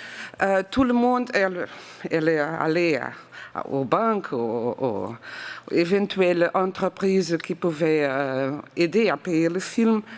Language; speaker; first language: French; non-native, fluent; Portuguese